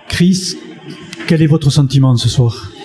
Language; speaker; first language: French; native; French